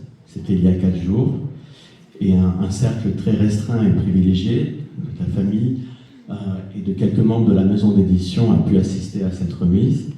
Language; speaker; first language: French; native; French